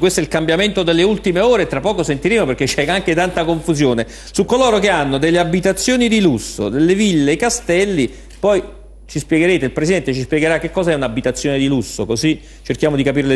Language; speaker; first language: Italian; native; Italian